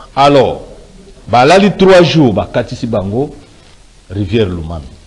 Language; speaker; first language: Lingala; non-native, local second language; Luba-Lulua